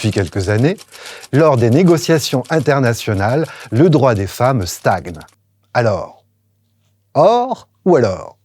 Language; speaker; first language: French; native; French